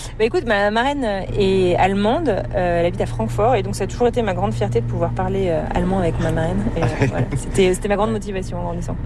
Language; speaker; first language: French; native; French